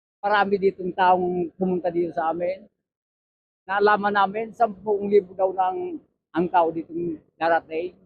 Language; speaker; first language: Filipino; non-native, local second language; Bikol